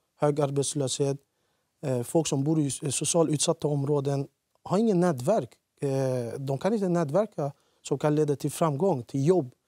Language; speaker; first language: Swedish; early bilingual, other home language; Central Kurdish